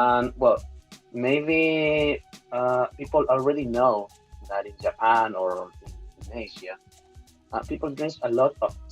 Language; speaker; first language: English; non-native, fluent; Spanish